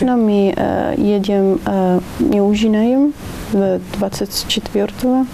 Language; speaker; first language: Russian; non-native, learner; Italian